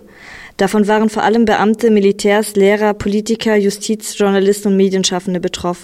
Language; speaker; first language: German; native; German